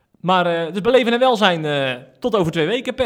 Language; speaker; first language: Dutch; native; Dutch